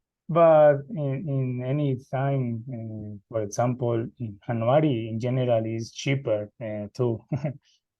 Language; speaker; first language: English; non-native, learner; Spanish